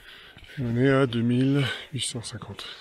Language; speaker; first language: French; native; French